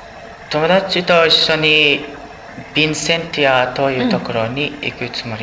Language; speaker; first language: Japanese; non-native, learner; English